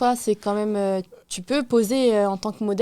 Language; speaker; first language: French; native; French